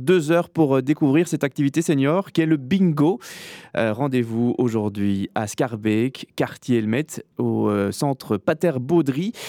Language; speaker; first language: French; native; French